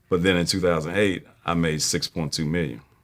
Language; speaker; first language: English; native; English